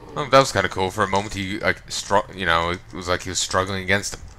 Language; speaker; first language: English; native; English